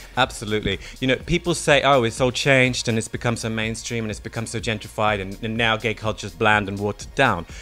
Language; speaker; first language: English; non-native, fluent; Swedish